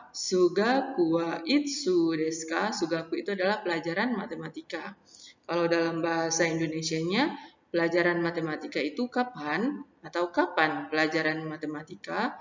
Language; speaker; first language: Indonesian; native; Indonesian